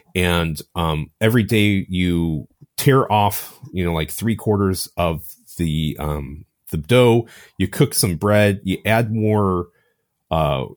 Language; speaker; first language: English; native; English